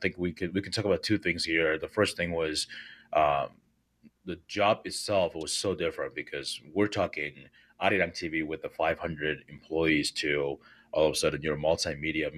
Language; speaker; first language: English; non-native, fluent; Korean